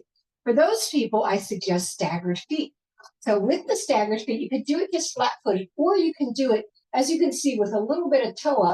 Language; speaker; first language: English; native; English